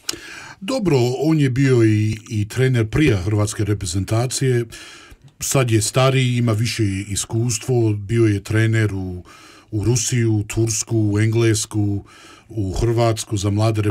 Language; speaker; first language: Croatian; early bilingual, heritage; Croatian